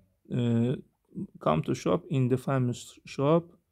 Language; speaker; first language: English; non-native, fluent; Azerbaijani